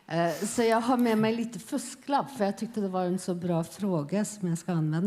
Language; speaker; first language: Swedish; non-native, fluent; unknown